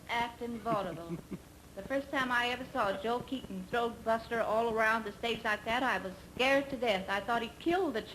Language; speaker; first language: English; native; English